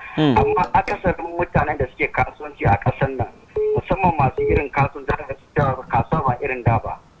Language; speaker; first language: Hausa; native; Hausa